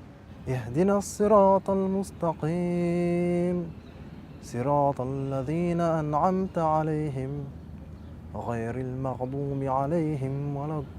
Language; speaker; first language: Arabic; non-native, fluent; French